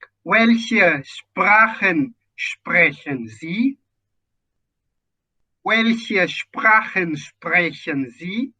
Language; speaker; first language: German; non-native, fluent; Indonesian